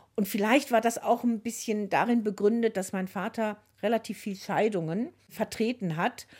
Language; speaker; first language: German; native; German